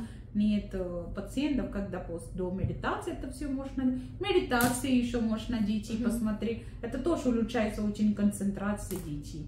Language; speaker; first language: Russian; non-native, learner; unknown